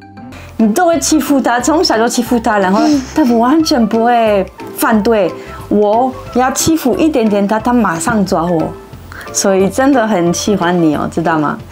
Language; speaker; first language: Chinese; non-native, fluent; French